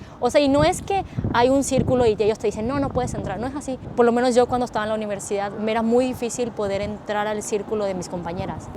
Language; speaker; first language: Spanish; native; Spanish